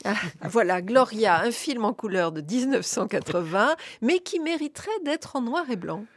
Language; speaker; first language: French; native; French